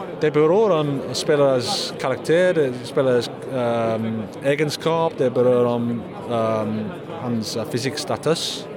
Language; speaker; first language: Swedish; non-native, learner; English